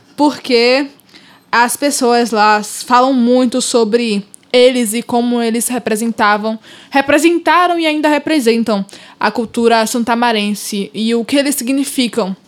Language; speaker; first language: Portuguese; native; Portuguese